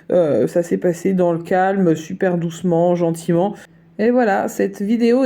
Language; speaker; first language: French; native; French